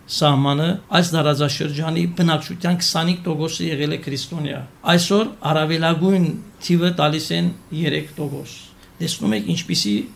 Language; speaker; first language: Armenian; native; Armenian